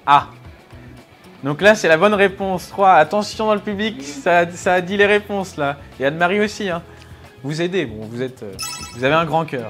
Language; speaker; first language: French; native; French